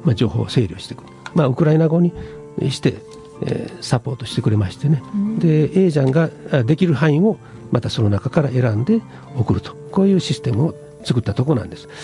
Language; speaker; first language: Japanese; native; Japanese